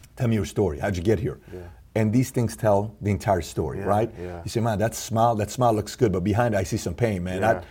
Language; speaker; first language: English; early bilingual, other home language; Persian